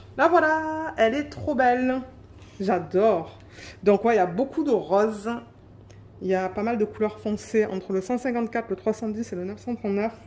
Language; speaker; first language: French; native; French